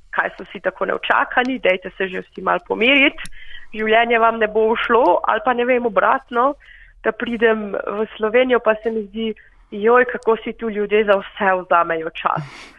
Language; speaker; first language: Slovenian; native; Slovenian